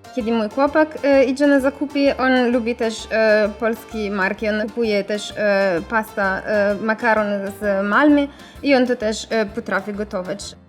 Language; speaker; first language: Polish; non-native, learner; Italian